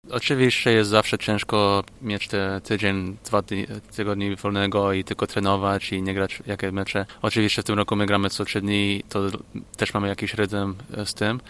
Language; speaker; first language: Polish; non-native, fluent; English